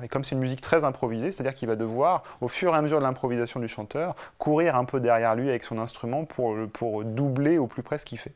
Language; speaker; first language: French; native; French